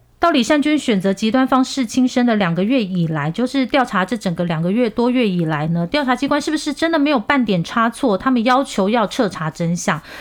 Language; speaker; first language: Chinese; non-native, fluent; Korean